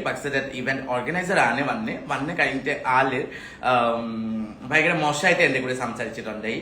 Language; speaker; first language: Malayalam; non-native, learner; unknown